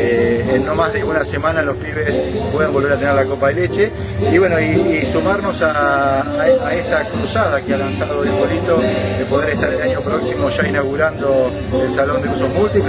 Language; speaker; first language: Spanish; native; Spanish